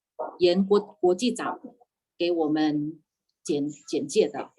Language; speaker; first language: Chinese; early bilingual, heritage; Chinese